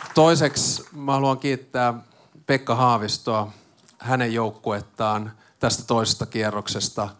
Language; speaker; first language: Finnish; native; Finnish